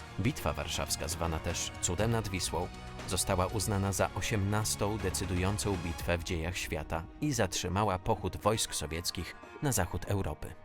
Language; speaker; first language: Polish; native; Polish